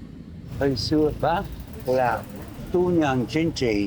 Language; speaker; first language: Vietnamese; non-native, fluent; French